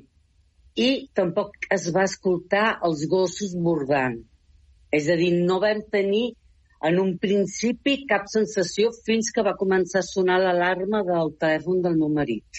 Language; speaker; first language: Catalan; native; Catalan